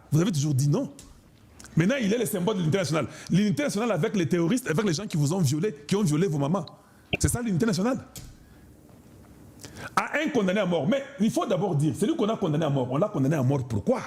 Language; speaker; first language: French; non-native, local second language; Lingala